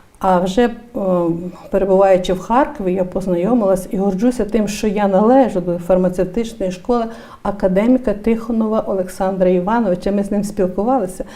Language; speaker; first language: Ukrainian; native; Ukrainian